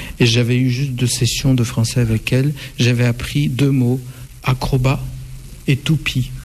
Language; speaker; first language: French; non-native, fluent; Russian